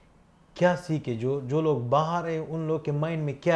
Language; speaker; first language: Hindi; non-native, fluent; Pashto